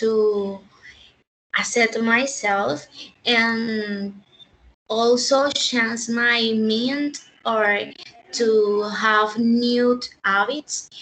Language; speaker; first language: English; non-native, learner; Spanish